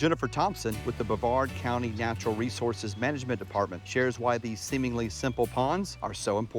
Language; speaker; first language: English; native; English